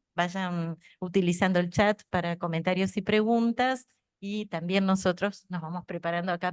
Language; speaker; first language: Spanish; native; Spanish